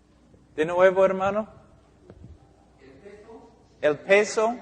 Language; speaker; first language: Spanish; non-native, fluent; English